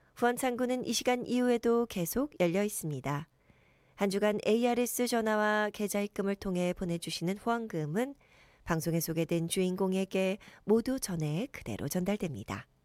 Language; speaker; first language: Korean; native; Korean